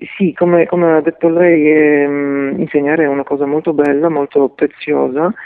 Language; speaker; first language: Italian; non-native, fluent; Polish